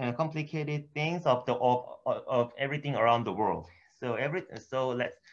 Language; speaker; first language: English; non-native, fluent; Korean